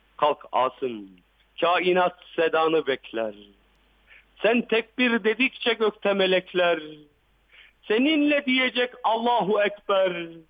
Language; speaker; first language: Turkish; native; Turkish